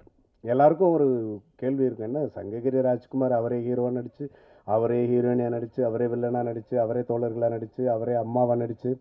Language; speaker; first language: Tamil; native; Tamil